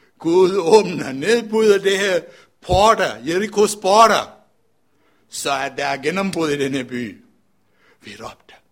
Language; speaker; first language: Danish; non-native, fluent; Sinhala